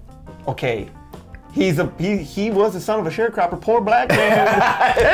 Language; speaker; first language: English; native; English